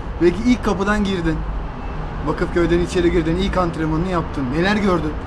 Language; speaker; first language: Turkish; native; Turkish